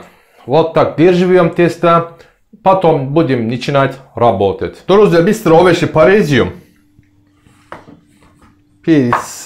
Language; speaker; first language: Russian; non-native, learner; Turkish